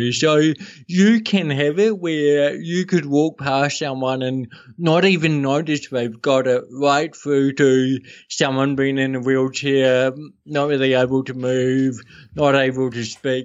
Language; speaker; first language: English; native; English